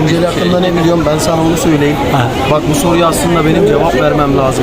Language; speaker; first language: Turkish; native; Turkish